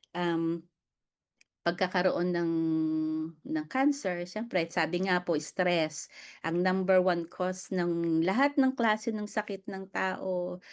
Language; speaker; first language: Filipino; native; Filipino